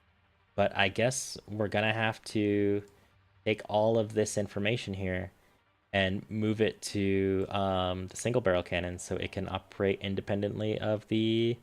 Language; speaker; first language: English; native; English